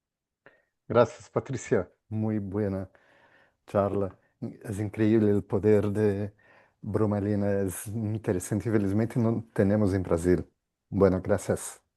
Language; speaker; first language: Spanish; non-native, fluent; Portuguese